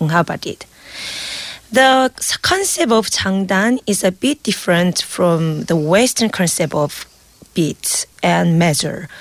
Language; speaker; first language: English; non-native, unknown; Korean